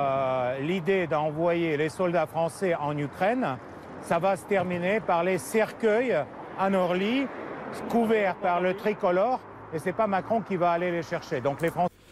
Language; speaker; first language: French; non-native, fluent; Russian